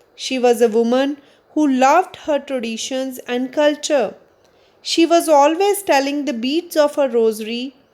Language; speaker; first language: English; non-native, local second language; Punjabi